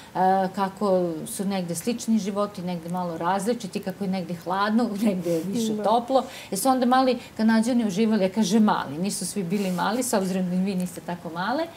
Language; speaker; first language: Serbian; native; Serbian